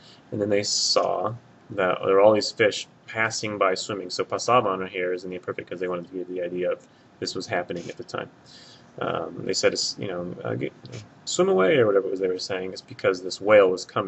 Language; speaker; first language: English; native; English